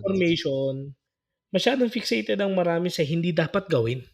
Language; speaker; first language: Filipino; native; Filipino